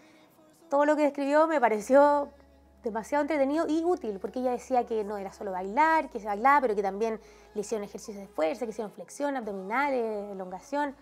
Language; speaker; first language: Spanish; native; Spanish